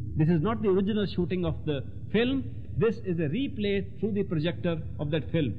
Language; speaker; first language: English; non-native, local second language; Hindi